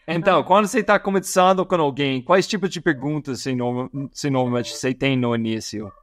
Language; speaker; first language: Portuguese; non-native, fluent; English